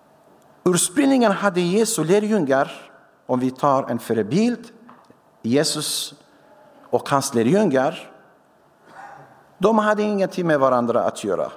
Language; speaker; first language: Swedish; non-native, fluent; Syriac